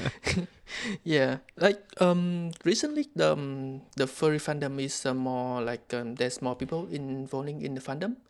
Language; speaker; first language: English; non-native, learner; Vietnamese